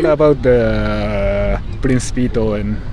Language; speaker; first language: English; non-native, fluent; Japanese